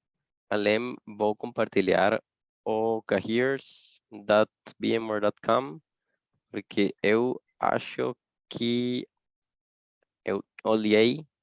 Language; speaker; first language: Portuguese; non-native, fluent; Spanish